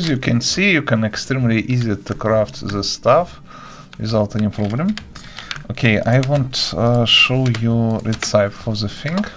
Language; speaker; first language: English; non-native, learner; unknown